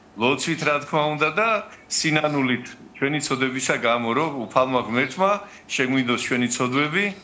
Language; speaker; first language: Georgian; native; Georgian